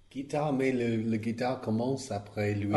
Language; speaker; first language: French; non-native, learner; English